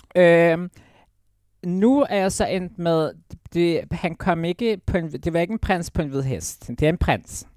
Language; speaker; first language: Danish; native; Danish